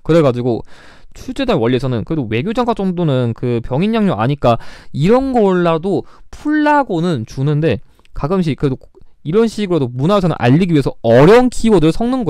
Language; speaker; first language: Korean; native; Korean